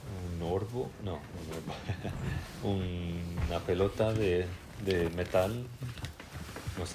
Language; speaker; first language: Spanish; non-native, fluent; English